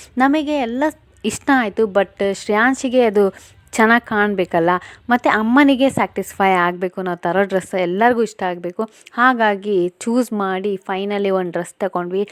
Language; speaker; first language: Kannada; non-native, local second language; Malayalam